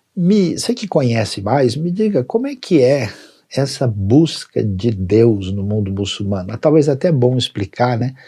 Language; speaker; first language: Portuguese; native; Portuguese